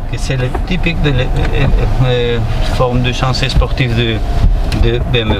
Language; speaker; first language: French; non-native, learner; Spanish